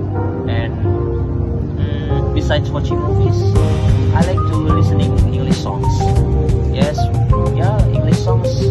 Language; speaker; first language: English; non-native, fluent; Indonesian